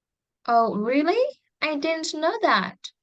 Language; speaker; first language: English; non-native, fluent; Indonesian